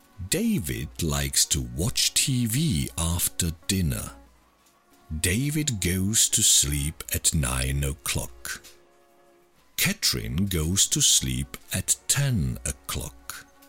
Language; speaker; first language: English; non-native, fluent; Czech